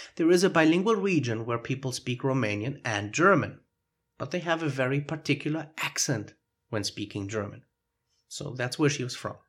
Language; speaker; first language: English; non-native, fluent; German